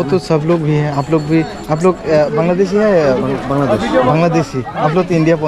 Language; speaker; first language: Hindi; non-native, local second language; Assamese